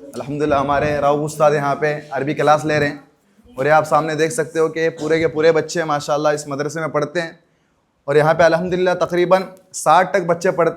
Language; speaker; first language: Hindi; native; Hindi